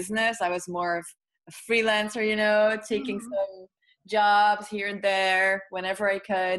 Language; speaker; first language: English; non-native, fluent; Dutch